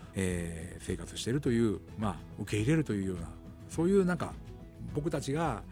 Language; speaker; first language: Japanese; native; Japanese